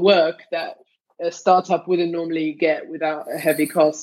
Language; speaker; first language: English; native; English